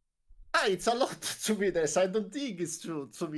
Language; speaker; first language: English; non-native, learner; Italian